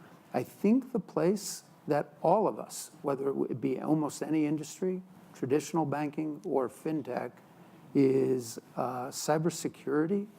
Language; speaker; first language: English; native; English